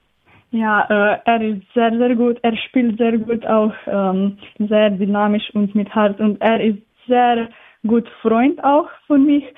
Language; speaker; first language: German; non-native, learner; Slovenian